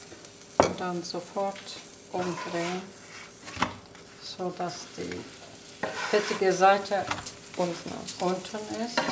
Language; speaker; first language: German; non-native, fluent; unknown